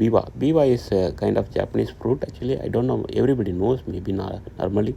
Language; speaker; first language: English; non-native, local second language; Tamil